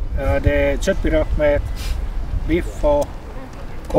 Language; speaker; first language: Swedish; non-native, local second language; Finnish